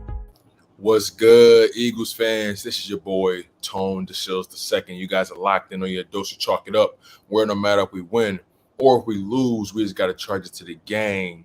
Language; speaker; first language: English; native; English